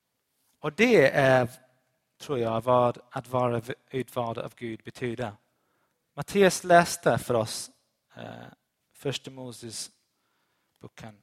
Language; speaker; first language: Swedish; non-native, fluent; English